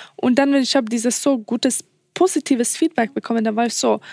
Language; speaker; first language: German; non-native, learner; Swedish